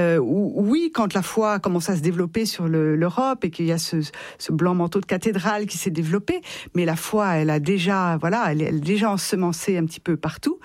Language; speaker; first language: French; native; French